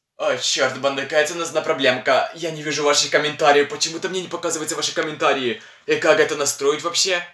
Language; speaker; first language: Russian; non-native, local second language; Ukrainian